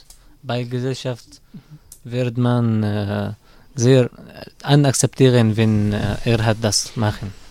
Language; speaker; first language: German; non-native, learner; Arabic